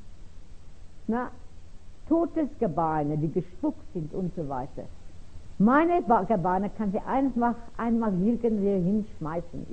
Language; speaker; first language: German; non-native, fluent; Afrikaans